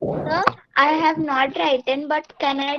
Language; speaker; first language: English; non-native, learner; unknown